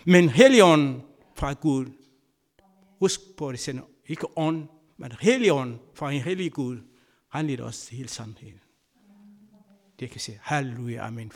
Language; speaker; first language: Danish; non-native, fluent; Kabuverdianu